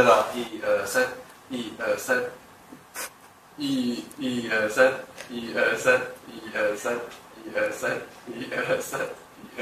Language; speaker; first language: Chinese; native; Chinese